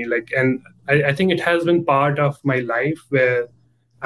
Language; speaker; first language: English; non-native, local second language; Hindi